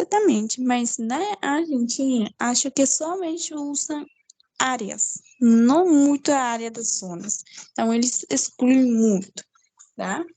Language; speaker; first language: Portuguese; non-native, fluent; Spanish